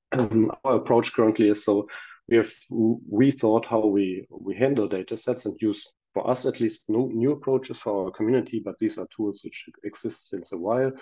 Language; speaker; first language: English; non-native, fluent; German